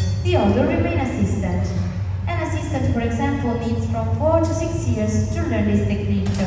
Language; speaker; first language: English; non-native, fluent; Italian